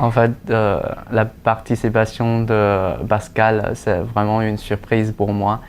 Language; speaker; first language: French; non-native, fluent; Chinese